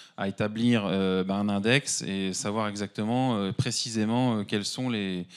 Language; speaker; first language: French; native; French